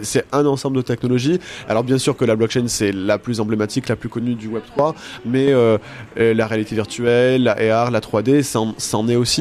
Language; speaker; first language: French; native; French